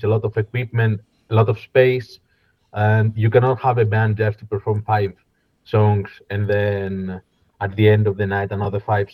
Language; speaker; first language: English; non-native, fluent; Greek